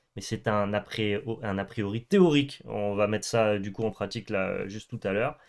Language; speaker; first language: French; native; French